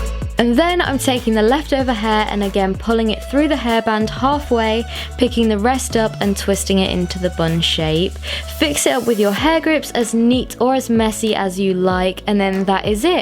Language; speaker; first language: English; native; English